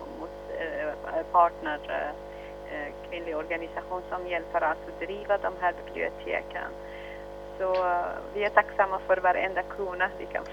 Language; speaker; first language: Swedish; early bilingual, other home language; Arabic